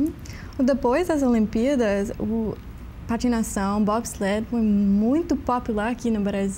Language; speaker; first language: Portuguese; non-native, learner; English